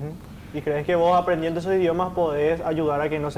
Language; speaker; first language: Spanish; native; Spanish